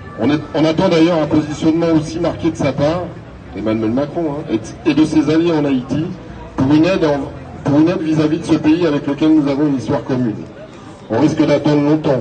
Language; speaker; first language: French; native; French